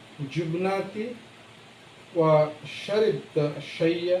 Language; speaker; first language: Arabic; non-native, fluent; Bangla